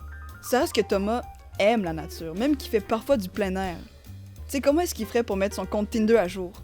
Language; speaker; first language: French; native; French